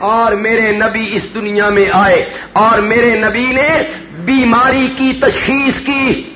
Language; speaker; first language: Urdu; non-native, local second language; Punjabi